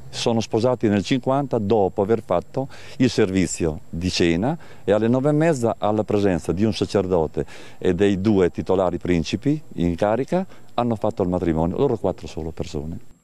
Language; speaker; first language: Italian; native; Italian